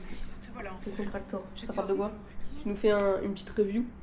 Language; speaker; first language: French; native; French